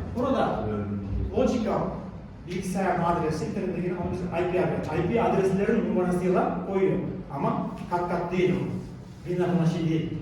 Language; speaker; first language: Turkish; non-native, learner; Kazakh